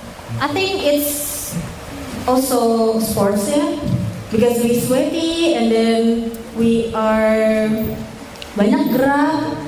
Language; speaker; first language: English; non-native, learner; Indonesian